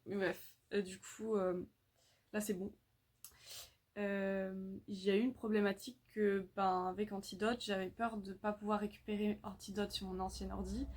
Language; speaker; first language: French; native; French